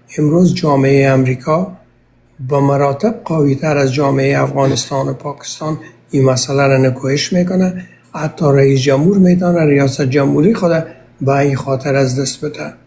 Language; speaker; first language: Persian; native; Persian